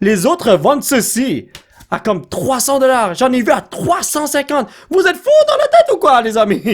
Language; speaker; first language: French; native; French